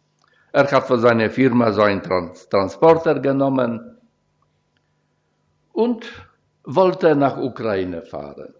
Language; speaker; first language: German; non-native, fluent; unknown